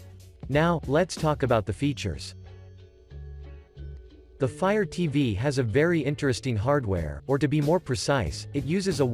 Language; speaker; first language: English; non-native, fluent; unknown